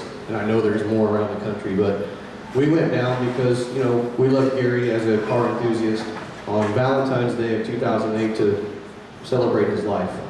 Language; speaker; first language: English; native; English